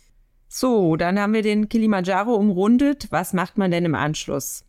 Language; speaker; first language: German; native; German